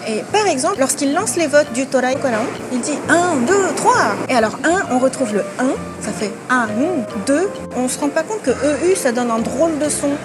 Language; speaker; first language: French; native; French